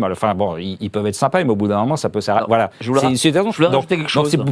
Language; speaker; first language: French; native; French